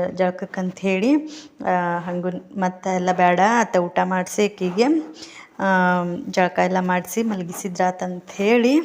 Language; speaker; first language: Kannada; native; Kannada